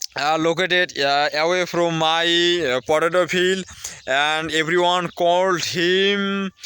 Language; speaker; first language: English; non-native, learner; Bangla